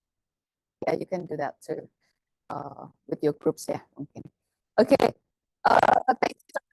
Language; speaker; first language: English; non-native, fluent; Indonesian